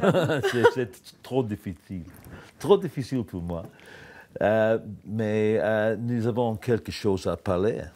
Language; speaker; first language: French; non-native, learner; English